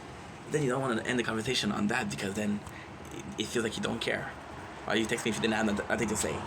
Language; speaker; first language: English; non-native, local second language; French